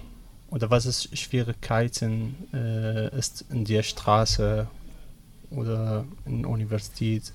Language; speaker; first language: German; non-native, learner; Arabic